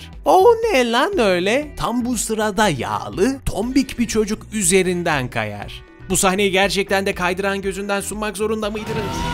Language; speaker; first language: Turkish; native; Turkish